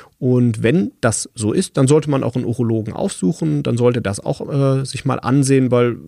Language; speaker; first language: German; native; German